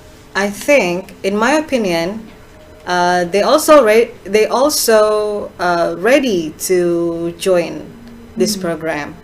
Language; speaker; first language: English; non-native, fluent; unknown